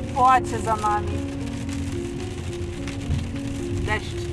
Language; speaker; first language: Polish; non-native, fluent; Ukrainian